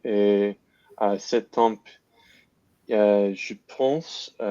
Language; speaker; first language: French; non-native, learner; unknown